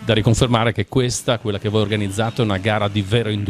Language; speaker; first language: Italian; native; Italian